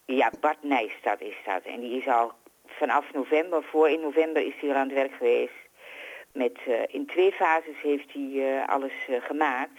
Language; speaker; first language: Dutch; native; Dutch